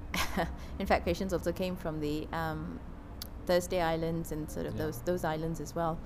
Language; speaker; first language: English; non-native, local second language; Tamil